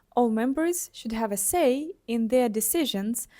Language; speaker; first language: English; non-native, fluent; Ukrainian